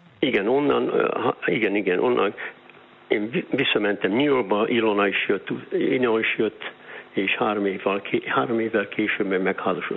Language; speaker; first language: Hungarian; early bilingual, heritage; Hungarian